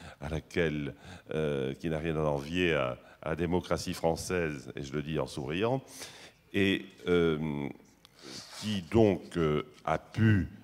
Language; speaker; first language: French; native; French